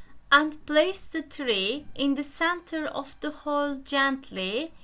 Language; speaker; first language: English; non-native, fluent; Turkish